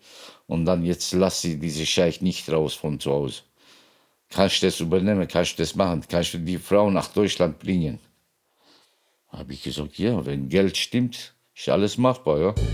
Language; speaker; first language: German; non-native, local second language; Turkish